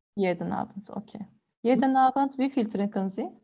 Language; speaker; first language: German; non-native, learner; Turkish